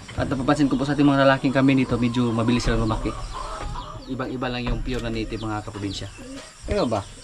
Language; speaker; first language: Filipino; native; Filipino